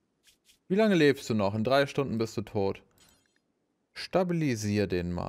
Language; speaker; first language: German; native; German